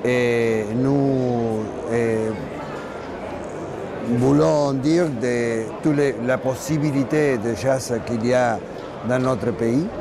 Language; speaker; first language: French; non-native, learner; Spanish